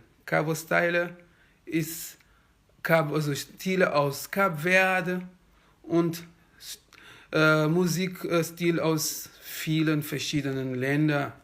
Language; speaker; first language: German; non-native, fluent; Kabuverdianu